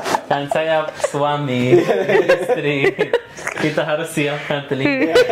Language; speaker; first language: Indonesian; non-native, fluent; Arabic